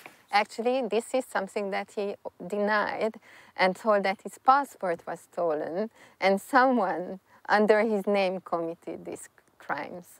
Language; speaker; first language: English; non-native, fluent; Hungarian